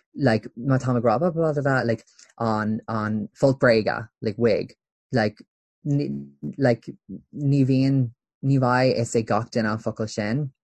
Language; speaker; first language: Irish; native; Irish